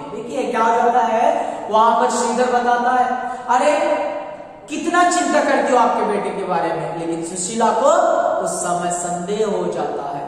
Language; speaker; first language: Hindi; non-native, local second language; Kannada